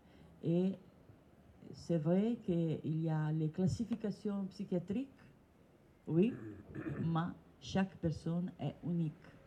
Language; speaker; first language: French; non-native, learner; Italian